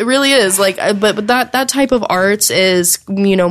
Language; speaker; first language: English; native; English